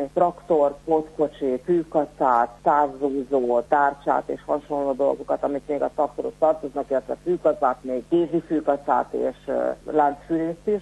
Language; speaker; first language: Hungarian; native; Hungarian